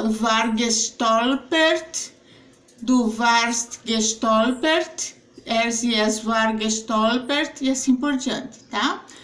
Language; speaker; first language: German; non-native, fluent; Portuguese